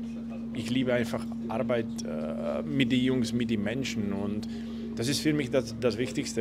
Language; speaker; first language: German; non-native, fluent; Slovak